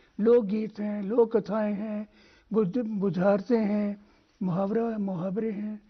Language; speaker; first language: Hindi; non-native, local second language; Dogri